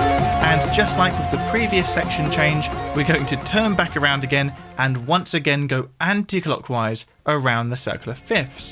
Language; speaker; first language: English; native; English